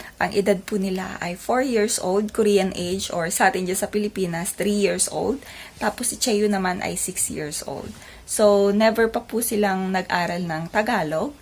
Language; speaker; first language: Filipino; native; Filipino